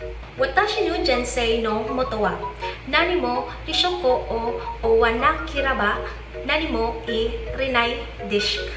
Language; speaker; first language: Japanese; non-native, learner; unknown